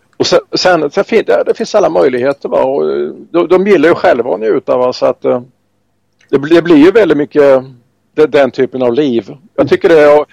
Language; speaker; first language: Swedish; native; Swedish